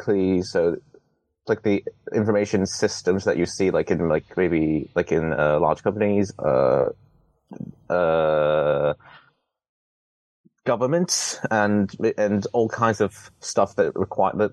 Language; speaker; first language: English; non-native, local second language; Cantonese